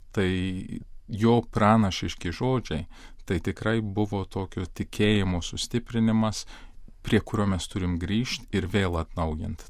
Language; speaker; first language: Lithuanian; early bilingual, heritage; Lithuanian